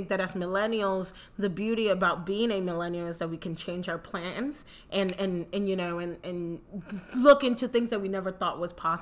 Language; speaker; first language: English; early bilingual, other home language; Spanish